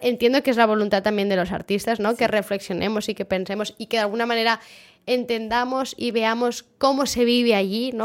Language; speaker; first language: Spanish; non-native, local second language; Catalan